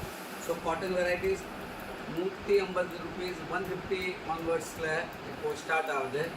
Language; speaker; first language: Tamil; non-native, fluent; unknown